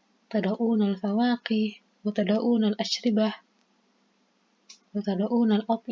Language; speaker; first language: Arabic; non-native, fluent; Indonesian